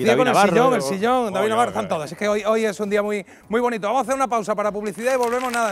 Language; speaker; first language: Spanish; native; Spanish